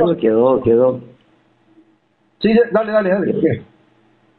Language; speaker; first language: Spanish; native; Spanish